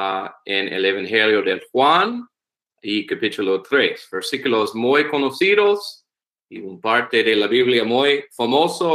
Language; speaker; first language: Spanish; non-native, learner; English